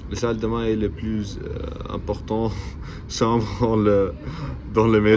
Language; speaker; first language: French; non-native, learner; English